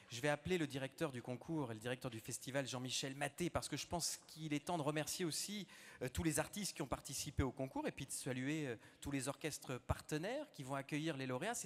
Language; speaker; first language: French; native; French